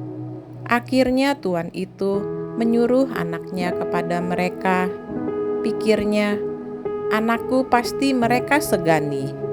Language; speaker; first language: Indonesian; native; Indonesian